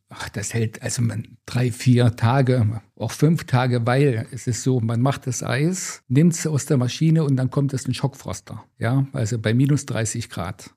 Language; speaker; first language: German; native; German